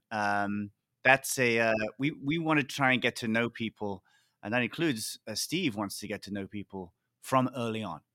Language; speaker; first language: English; native; English